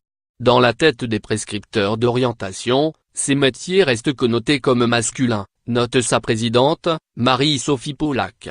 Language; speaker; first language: French; native; French